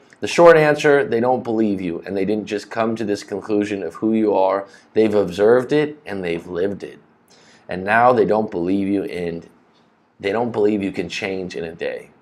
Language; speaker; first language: English; native; English